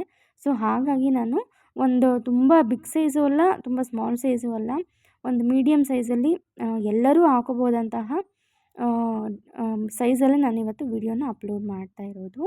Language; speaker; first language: Kannada; native; Kannada